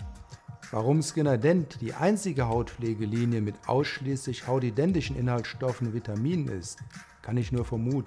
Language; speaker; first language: German; native; German